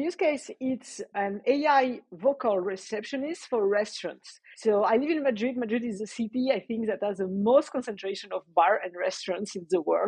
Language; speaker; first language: English; non-native, fluent; French